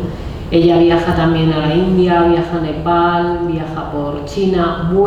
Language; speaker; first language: Spanish; native; Spanish